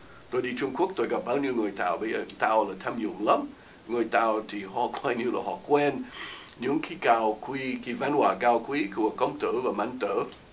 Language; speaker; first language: Vietnamese; non-native, fluent; English